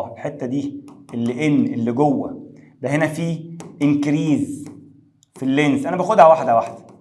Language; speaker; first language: Arabic; native; Arabic